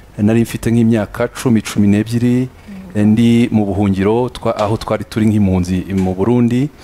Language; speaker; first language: Kinyarwanda; early bilingual, heritage; Kinyarwanda